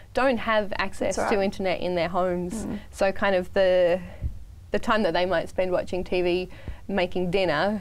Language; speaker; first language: English; native; English